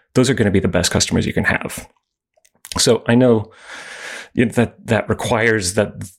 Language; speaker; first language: English; native; English